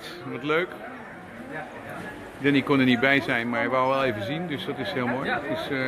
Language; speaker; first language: Dutch; native; Dutch